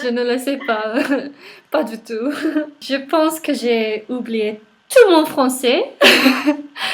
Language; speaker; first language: French; non-native, learner; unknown